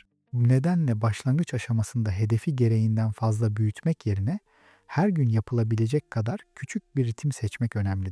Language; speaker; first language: Turkish; native; Turkish